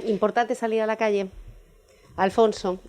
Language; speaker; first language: Spanish; native; Spanish